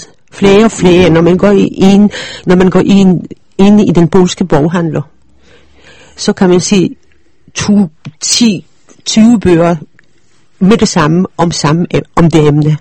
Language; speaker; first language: Danish; early bilingual, other home language; Polish